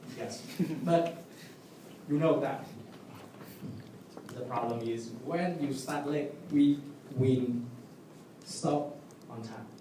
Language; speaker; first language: English; non-native, learner; Vietnamese